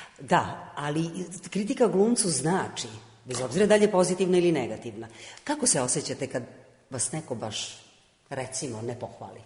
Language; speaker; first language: Croatian; native; Croatian